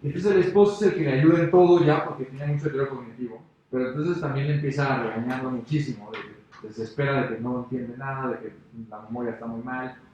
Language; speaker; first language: Spanish; native; Spanish